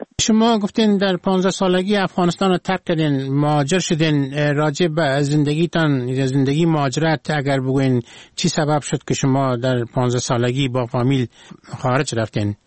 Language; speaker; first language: Persian; native; Persian